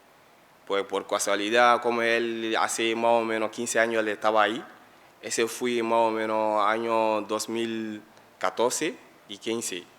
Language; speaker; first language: Spanish; non-native, learner; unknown